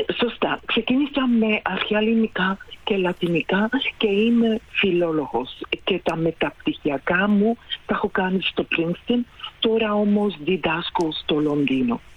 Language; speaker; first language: Greek; non-native, fluent; Dutch